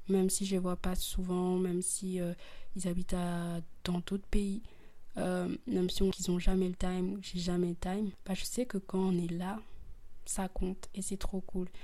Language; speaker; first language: French; early bilingual, other home language; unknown